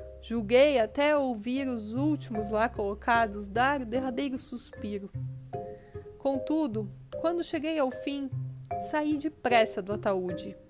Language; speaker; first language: Portuguese; native; Portuguese